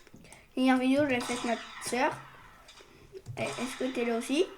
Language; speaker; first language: French; native; French